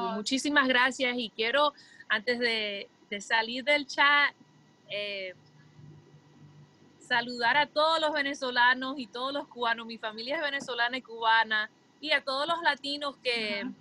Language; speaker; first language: Spanish; early bilingual, heritage; Spanish